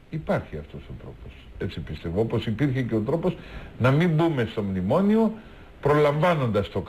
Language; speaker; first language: Greek; native; Greek